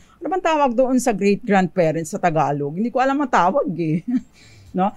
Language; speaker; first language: Filipino; native; Filipino